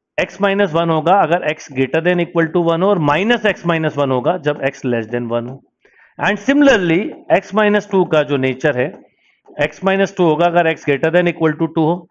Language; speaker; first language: Hindi; native; Hindi